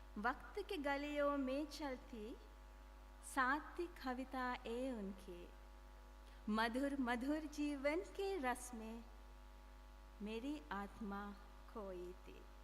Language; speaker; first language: Hindi; non-native, learner; Sinhala